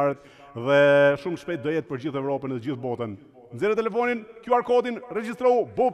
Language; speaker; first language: Albanian; native; Albanian